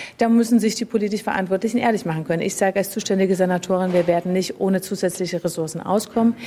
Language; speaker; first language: German; native; German